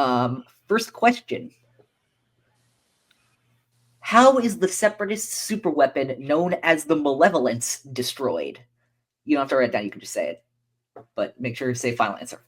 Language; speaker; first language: English; native; English